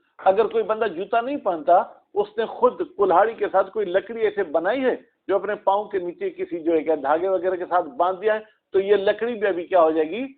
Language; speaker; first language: Urdu; non-native, local second language; Sindhi